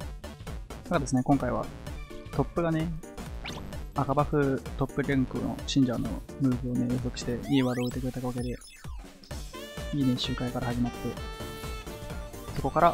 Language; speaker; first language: Japanese; native; Japanese